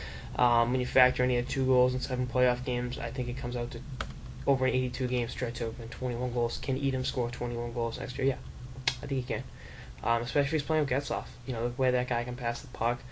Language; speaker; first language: English; native; English